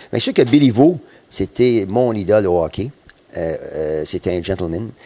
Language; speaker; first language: French; non-native, local second language; English